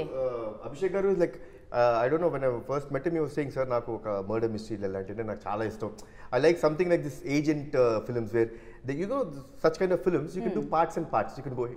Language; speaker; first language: Telugu; native; Telugu